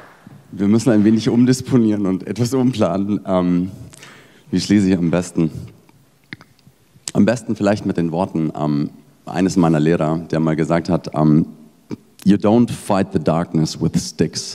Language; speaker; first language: German; native; German